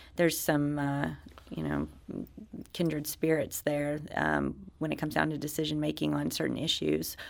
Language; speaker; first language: English; native; English